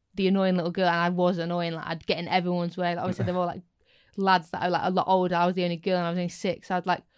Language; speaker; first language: English; native; English